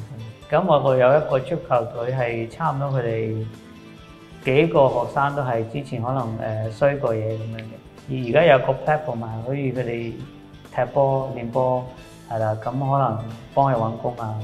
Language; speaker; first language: Cantonese; early bilingual, other home language; Punjabi